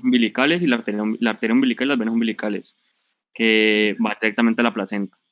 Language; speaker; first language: Spanish; native; Spanish